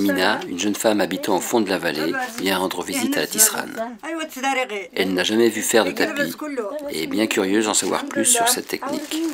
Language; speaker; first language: French; native; French